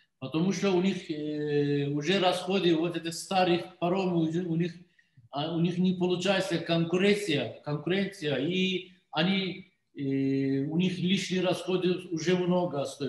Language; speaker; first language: Russian; non-native, learner; Turkish